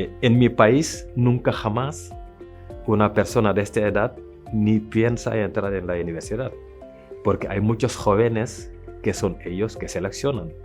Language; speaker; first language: Spanish; non-native, local second language; French